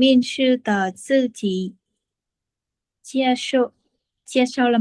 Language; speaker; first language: Chinese; non-native, learner; Vietnamese